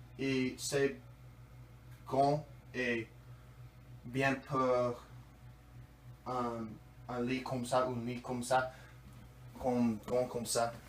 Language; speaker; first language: French; non-native, learner; English